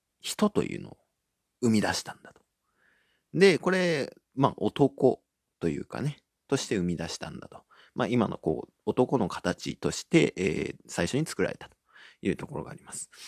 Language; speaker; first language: Japanese; native; Japanese